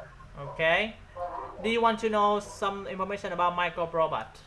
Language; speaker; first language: English; non-native, learner; Vietnamese